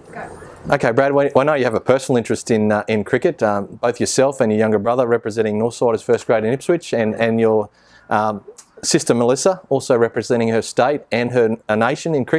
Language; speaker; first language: English; native; English